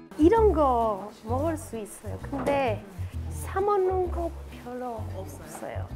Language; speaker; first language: Korean; non-native, learner; Spanish